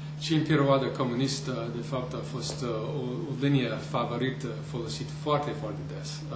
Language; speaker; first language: Romanian; non-native, fluent; English